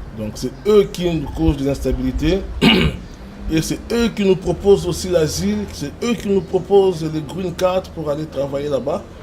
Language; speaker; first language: French; non-native, local second language; Lingala